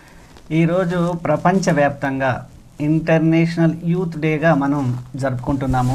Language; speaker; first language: Telugu; native; Telugu